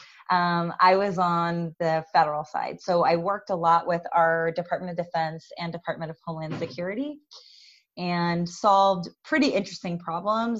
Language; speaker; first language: English; native; English